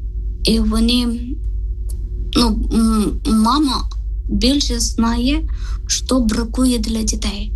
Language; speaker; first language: Ukrainian; non-native, learner; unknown